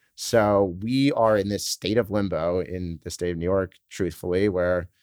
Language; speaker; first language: English; native; English